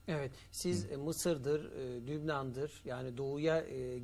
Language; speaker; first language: Turkish; native; Turkish